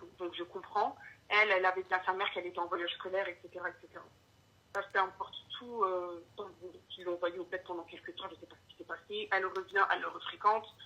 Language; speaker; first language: French; early bilingual, other home language; Arabic